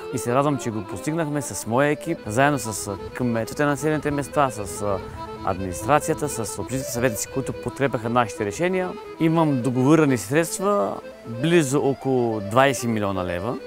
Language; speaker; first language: Bulgarian; native; Bulgarian